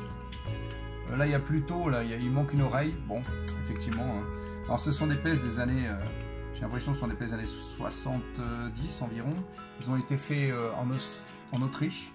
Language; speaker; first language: French; native; French